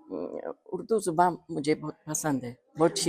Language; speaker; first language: Hindi; non-native, fluent; Uzbek